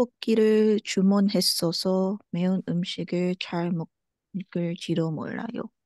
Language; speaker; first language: Korean; non-native, learner; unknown